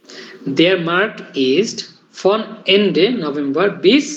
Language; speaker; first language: German; non-native, fluent; Bangla